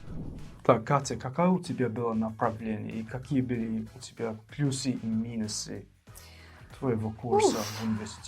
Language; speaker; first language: Russian; non-native, fluent; English